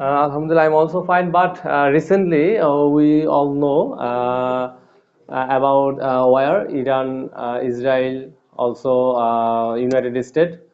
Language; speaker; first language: English; non-native, learner; Bangla